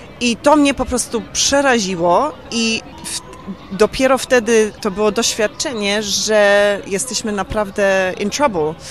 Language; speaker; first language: Polish; early bilingual, heritage; Polish